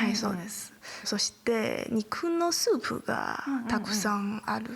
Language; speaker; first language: Japanese; non-native, learner; Chinese